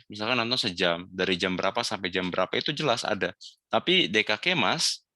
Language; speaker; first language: Indonesian; native; Indonesian